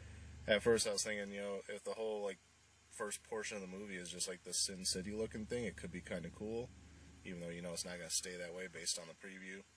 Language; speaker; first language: English; native; English